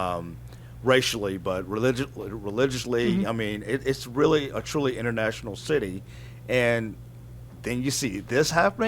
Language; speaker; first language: English; native; English